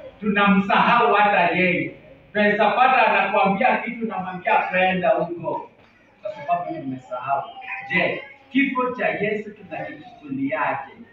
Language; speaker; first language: Swahili; native; Swahili